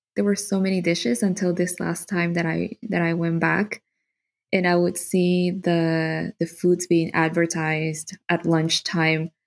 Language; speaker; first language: English; non-native, fluent; Spanish